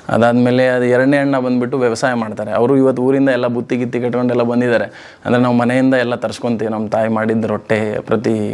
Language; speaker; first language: Kannada; non-native, local second language; Lambadi